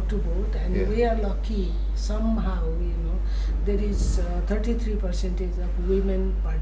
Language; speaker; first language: English; non-native, local second language; Nepali